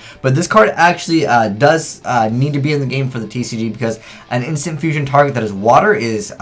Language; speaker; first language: English; native; English